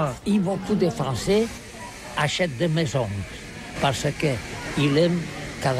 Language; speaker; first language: French; non-native, learner; Catalan